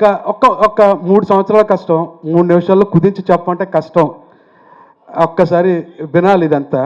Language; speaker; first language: Telugu; native; Telugu